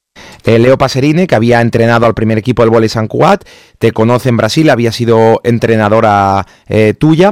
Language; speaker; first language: Spanish; native; Spanish